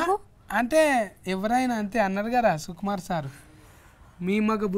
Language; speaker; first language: Telugu; native; Telugu